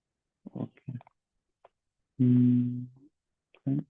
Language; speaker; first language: English; non-native, learner; Portuguese